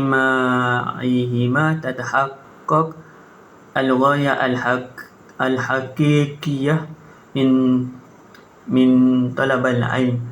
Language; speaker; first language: Arabic; non-native, learner; Malay